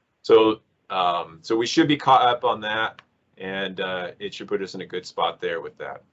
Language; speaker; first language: English; native; English